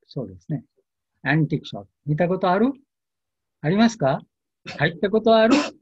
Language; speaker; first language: Japanese; non-native, learner; Bangla